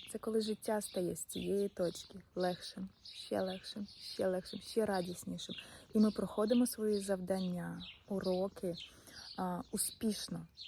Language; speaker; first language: Ukrainian; non-native, local second language; Russian